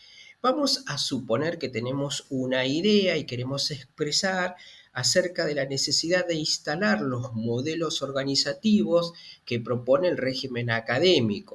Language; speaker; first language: Spanish; native; Spanish